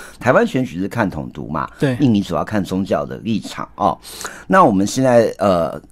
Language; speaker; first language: Chinese; native; Chinese